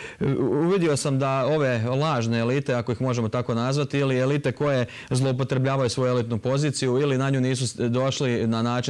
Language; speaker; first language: Croatian; native; Croatian